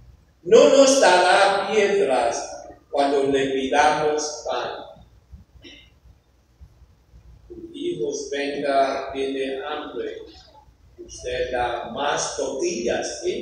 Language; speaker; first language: Spanish; non-native, fluent; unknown